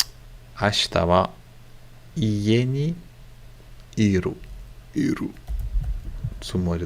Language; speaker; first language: Japanese; non-native, learner; English